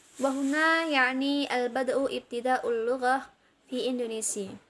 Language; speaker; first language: Arabic; non-native, learner; Indonesian